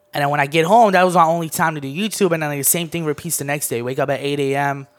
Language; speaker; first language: English; early bilingual, other home language; Armenian